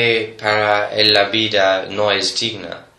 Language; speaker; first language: Spanish; non-native, learner; English